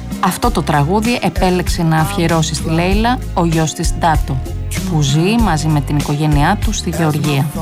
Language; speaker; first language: Greek; native; Greek